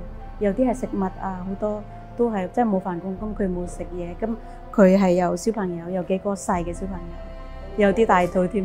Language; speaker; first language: Cantonese; non-native, fluent; Indonesian